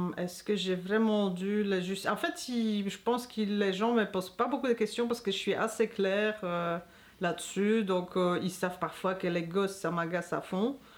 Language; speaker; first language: French; non-native, fluent; Polish